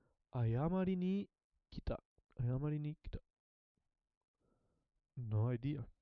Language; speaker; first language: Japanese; non-native, learner; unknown